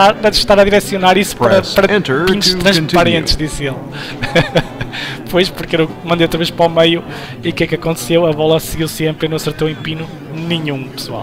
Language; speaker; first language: Portuguese; native; Portuguese